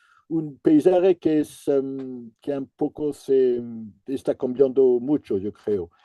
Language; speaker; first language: Spanish; non-native, fluent; French